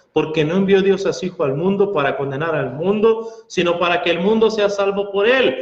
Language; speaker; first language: Spanish; native; Spanish